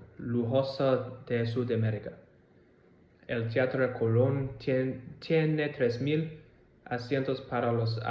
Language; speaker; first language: Spanish; non-native, learner; English